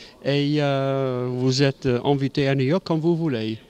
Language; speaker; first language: French; non-native, learner; English